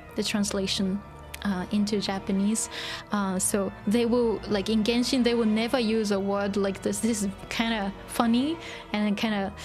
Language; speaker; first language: English; non-native, fluent; Japanese